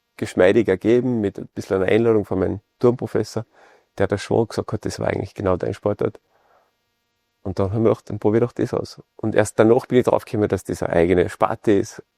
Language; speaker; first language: German; native; German